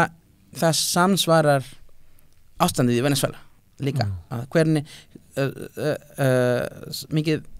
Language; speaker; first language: Icelandic; non-native, fluent; Spanish